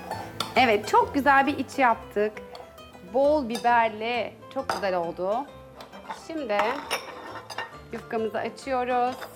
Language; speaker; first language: Turkish; native; Turkish